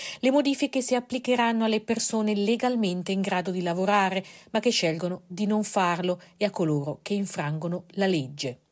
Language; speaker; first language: Italian; native; Italian